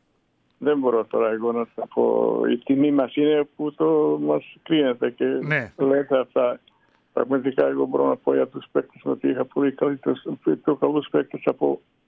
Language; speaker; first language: Greek; non-native, fluent; Serbian